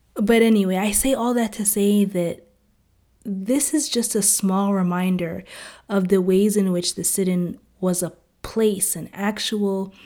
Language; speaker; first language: English; early bilingual, other home language; Arabic